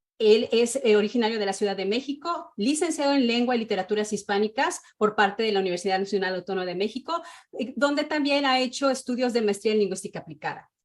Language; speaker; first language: Spanish; native; Spanish